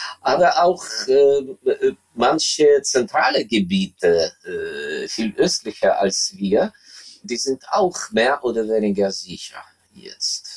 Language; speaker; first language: German; non-native, fluent; Ukrainian